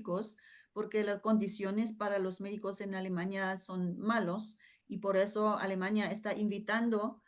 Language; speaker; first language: Spanish; non-native, fluent; German